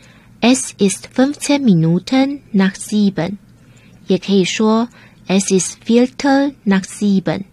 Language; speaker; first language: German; non-native, fluent; Chinese